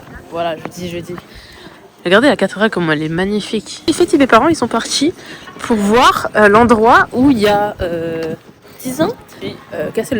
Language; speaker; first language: French; native; French